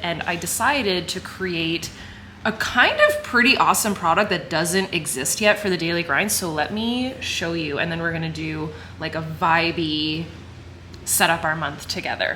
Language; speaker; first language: English; native; English